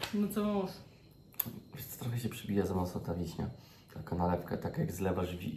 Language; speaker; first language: Polish; native; Polish